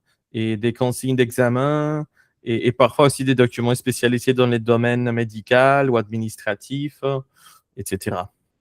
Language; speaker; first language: French; non-native, fluent; Spanish